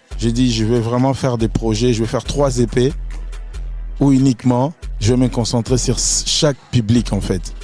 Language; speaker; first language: French; non-native, local second language; Lingala